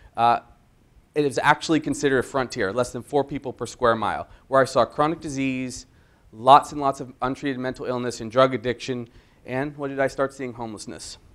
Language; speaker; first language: English; native; English